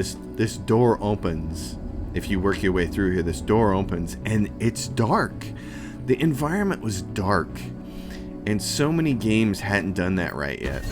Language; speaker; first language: English; native; English